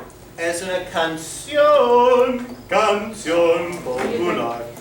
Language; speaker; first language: Spanish; non-native, fluent; English